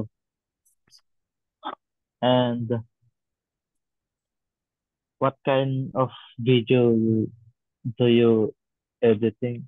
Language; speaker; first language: English; non-native, learner; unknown